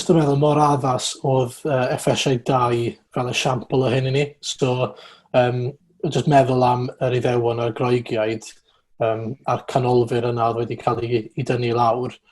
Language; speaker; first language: Welsh; native; Welsh